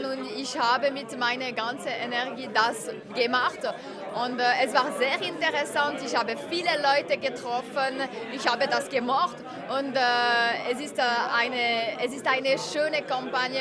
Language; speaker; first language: German; non-native, local second language; French